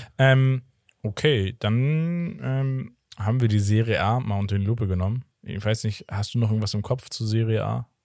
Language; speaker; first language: German; early bilingual, other home language; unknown